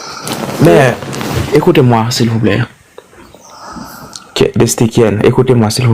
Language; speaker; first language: French; non-native, learner; Haitian Creole